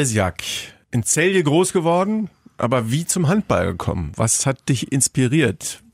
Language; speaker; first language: German; native; German